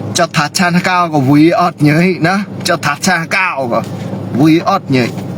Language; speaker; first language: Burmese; non-native, local second language; Mon